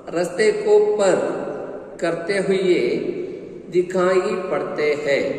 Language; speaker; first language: Hindi; non-native, local second language; Kannada